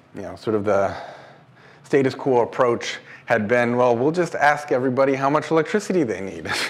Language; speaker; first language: English; native; English